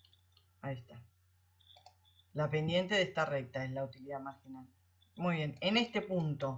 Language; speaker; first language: Spanish; native; Spanish